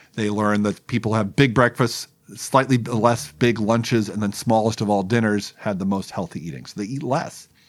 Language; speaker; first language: English; native; English